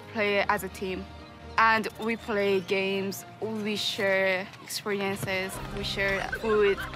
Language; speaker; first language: English; non-native, fluent; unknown